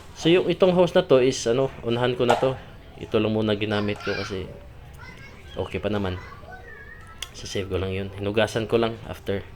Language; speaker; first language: Filipino; native; Filipino